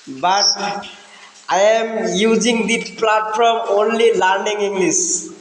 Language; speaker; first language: English; non-native, learner; Bangla